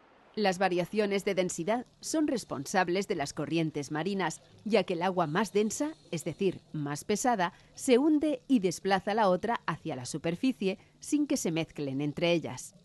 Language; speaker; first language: Spanish; native; Spanish